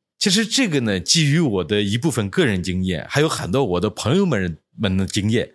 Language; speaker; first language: Chinese; native; Chinese